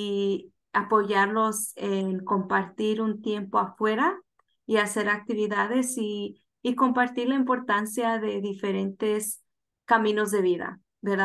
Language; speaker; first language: Spanish; early bilingual, heritage; Spanish